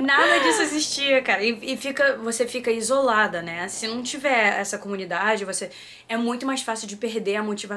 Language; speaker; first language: Portuguese; early bilingual, heritage; Portuguese